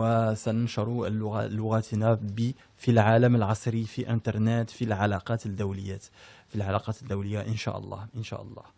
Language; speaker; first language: Arabic; early bilingual, heritage; French